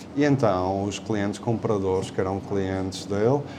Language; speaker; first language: Portuguese; early bilingual, other home language; Spanish